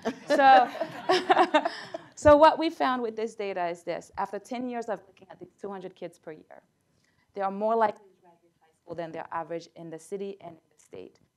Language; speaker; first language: English; early bilingual, other home language; Haitian Creole